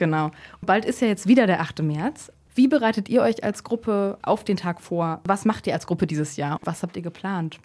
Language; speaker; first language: German; native; German